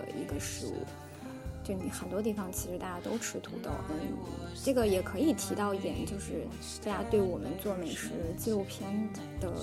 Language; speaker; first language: Chinese; native; Chinese